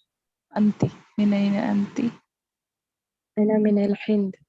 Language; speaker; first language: Arabic; non-native, learner; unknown